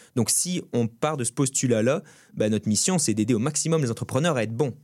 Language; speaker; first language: French; native; French